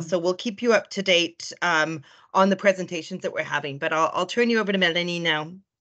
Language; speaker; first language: English; native; English